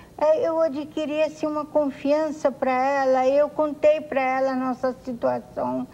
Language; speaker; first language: Portuguese; non-native, fluent; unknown